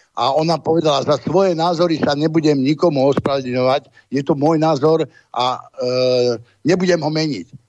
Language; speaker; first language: Slovak; native; Slovak